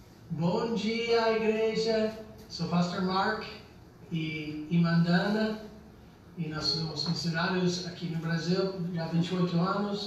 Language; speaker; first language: Portuguese; non-native, fluent; English